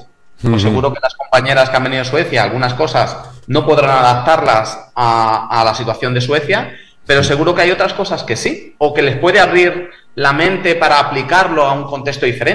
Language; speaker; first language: Spanish; native; Spanish